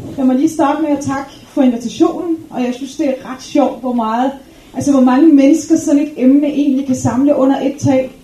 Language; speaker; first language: Danish; early bilingual, other home language; Arabic